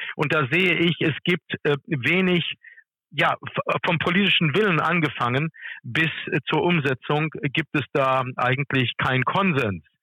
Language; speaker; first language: German; early bilingual, other home language; English